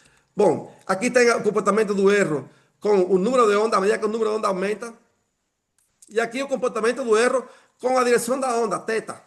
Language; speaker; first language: Portuguese; non-native, fluent; Spanish